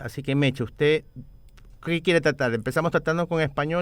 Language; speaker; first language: Spanish; native; Spanish